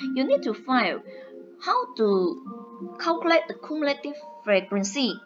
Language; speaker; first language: English; non-native, local second language; Chinese